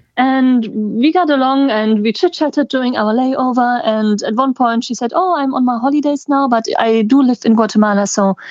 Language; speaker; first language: English; non-native, fluent; German